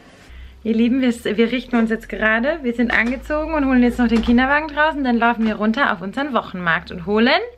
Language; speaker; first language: German; native; German